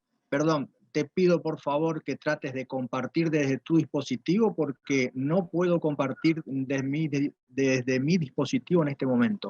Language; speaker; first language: Spanish; native; Spanish